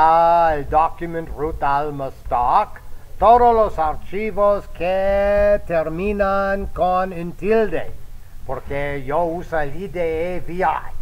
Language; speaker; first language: Spanish; non-native, fluent; English